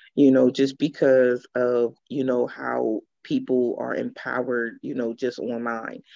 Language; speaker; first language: English; native; English